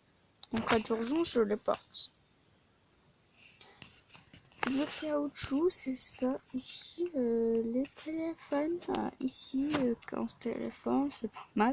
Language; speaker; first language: French; non-native, learner; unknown